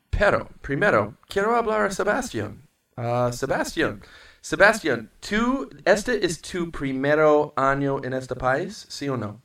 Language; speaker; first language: Spanish; non-native, learner; English